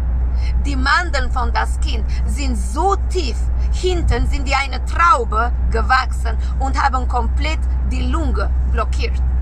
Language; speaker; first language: German; non-native, learner; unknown